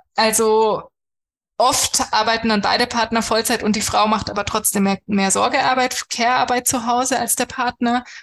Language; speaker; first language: German; native; German